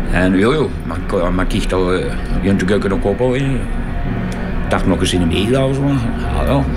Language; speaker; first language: Icelandic; non-native, fluent; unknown